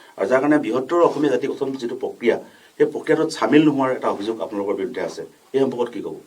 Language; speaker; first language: Assamese; native; Assamese